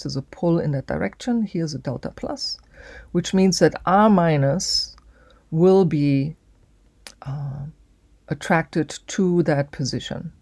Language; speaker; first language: English; native; English